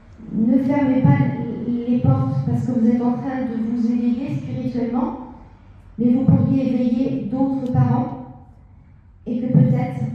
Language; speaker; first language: French; native; French